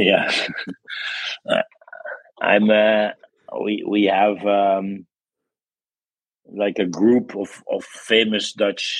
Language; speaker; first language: English; non-native, fluent; Dutch